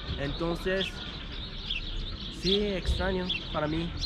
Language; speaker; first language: Spanish; non-native, learner; Japanese